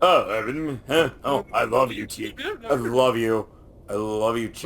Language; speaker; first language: English; native; English